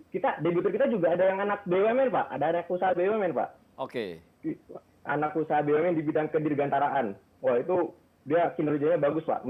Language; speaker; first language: Indonesian; native; Indonesian